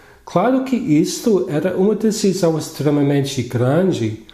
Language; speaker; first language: Portuguese; non-native, fluent; English